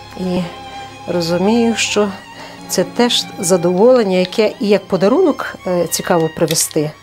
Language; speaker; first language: Ukrainian; native; Ukrainian